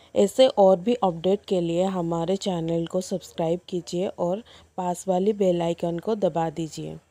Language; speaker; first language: Hindi; non-native, local second language; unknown